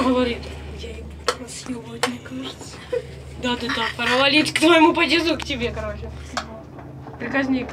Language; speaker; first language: Russian; native; Russian